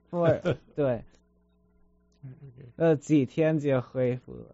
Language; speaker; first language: Chinese; early bilingual, heritage; Chinese